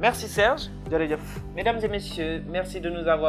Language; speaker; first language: French; non-native, local second language; Wolof